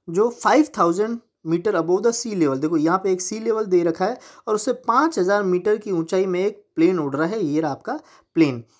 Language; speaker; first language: Hindi; non-native, local second language; Gujarati